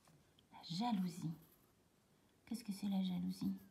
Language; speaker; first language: French; native; French